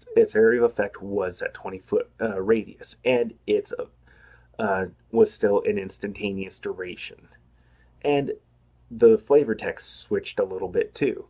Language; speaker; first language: English; native; English